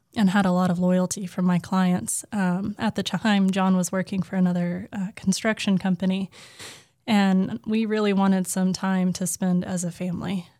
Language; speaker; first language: English; native; English